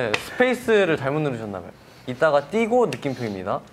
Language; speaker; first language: Korean; non-native, fluent; Chinese